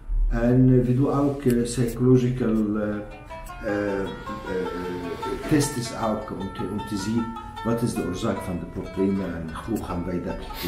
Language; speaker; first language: Dutch; non-native, learner; Arabic